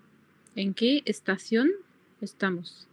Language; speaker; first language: Spanish; non-native, fluent; Arabic